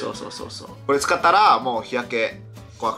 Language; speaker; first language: Japanese; non-native, fluent; Indonesian